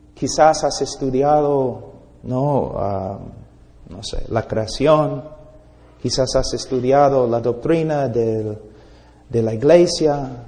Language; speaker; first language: Spanish; non-native, fluent; English